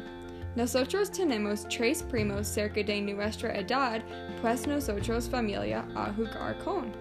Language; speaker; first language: Spanish; non-native, learner; English